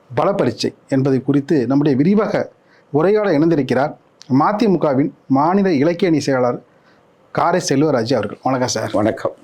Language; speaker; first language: Tamil; native; Tamil